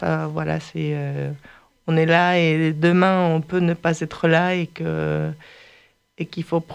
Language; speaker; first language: French; non-native, fluent; Spanish